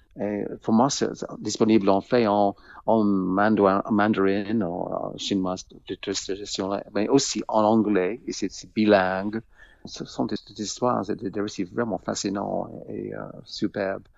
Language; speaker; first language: French; non-native, fluent; English